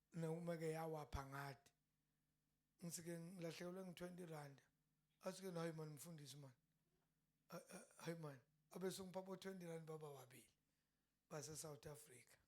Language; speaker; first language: Zulu; non-native, local second language; Swati